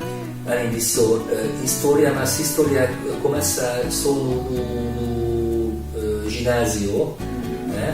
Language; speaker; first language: Portuguese; non-native, fluent; Hungarian